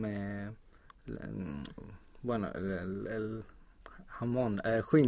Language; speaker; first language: French; non-native, learner; Spanish